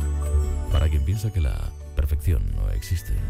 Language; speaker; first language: Spanish; native; Spanish